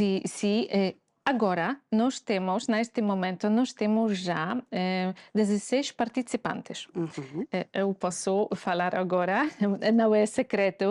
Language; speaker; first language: Portuguese; non-native, fluent; Polish